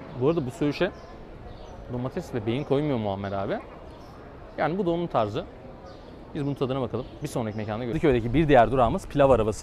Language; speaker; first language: Turkish; native; Turkish